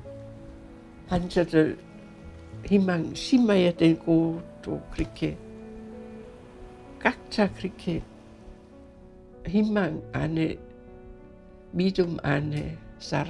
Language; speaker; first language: Korean; non-native, fluent; German